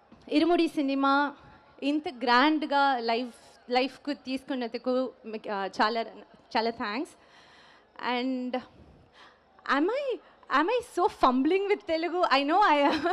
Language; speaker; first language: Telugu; non-native, local second language; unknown